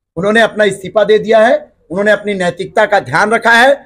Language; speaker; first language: Hindi; native; Hindi